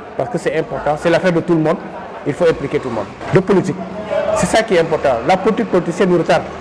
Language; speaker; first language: French; non-native, local second language; Wolof